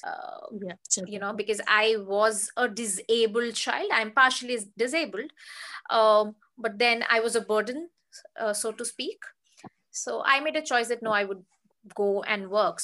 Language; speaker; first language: English; non-native, local second language; Hindi